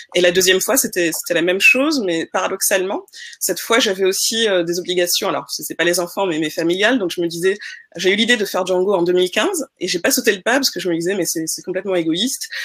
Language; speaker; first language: French; non-native, local second language; Wolof